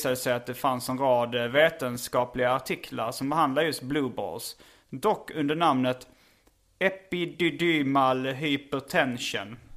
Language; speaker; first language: Swedish; native; Swedish